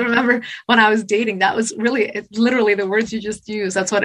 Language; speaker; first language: English; native; English